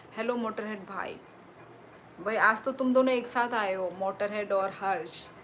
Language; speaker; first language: Hindi; non-native, local second language; Kok Borok